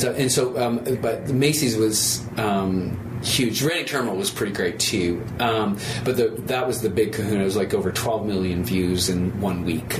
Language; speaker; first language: English; native; English